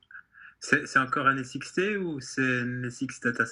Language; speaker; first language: French; native; French